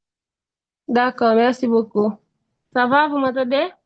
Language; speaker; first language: French; non-native, local second language; Haitian Creole